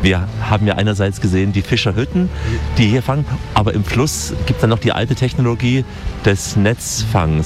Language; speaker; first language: German; native; German